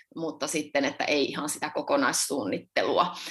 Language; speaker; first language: Finnish; native; Finnish